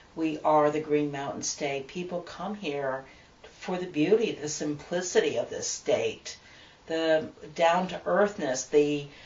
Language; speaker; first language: English; native; English